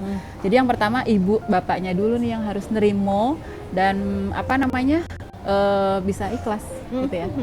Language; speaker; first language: Indonesian; native; Indonesian